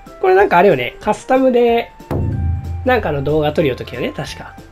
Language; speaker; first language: Japanese; native; Japanese